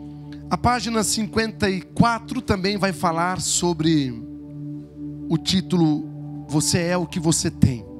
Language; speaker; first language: Portuguese; native; Portuguese